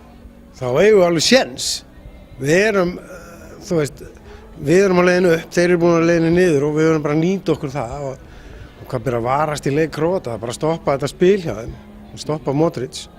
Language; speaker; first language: Icelandic; native; Icelandic